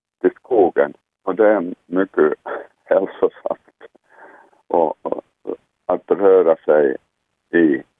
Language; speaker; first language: Swedish; non-native, local second language; Finnish